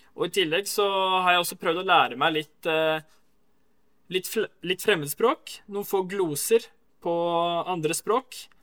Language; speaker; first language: Norwegian; native; Norwegian